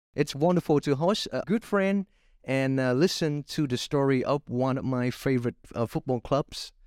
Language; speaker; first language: English; non-native, fluent; Vietnamese